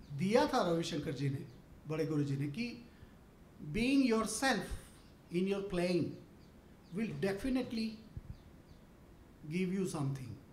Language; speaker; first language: Hindi; native; Hindi